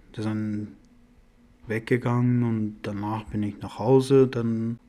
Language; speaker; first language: German; non-native, fluent; Persian